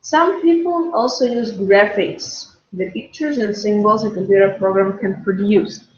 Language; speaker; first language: English; non-native, fluent; Russian